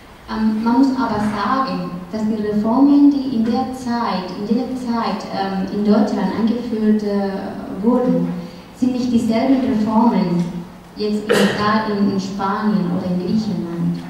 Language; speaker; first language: German; non-native, fluent; Spanish